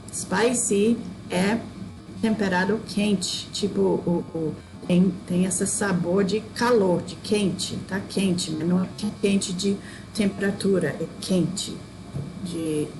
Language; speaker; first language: Portuguese; non-native, fluent; English